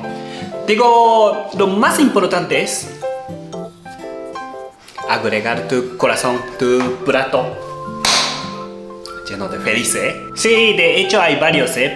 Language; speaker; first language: Spanish; non-native, learner; Japanese